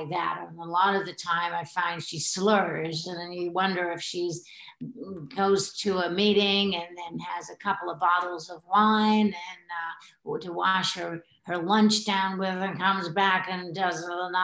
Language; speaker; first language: English; native; English